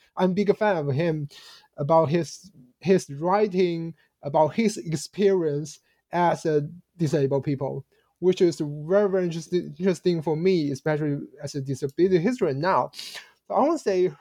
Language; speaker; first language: English; non-native, fluent; Chinese